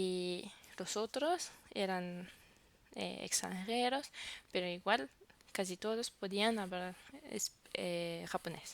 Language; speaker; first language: Spanish; non-native, fluent; French